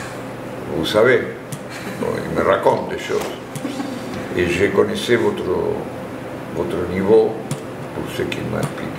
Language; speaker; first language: French; non-native, fluent; Spanish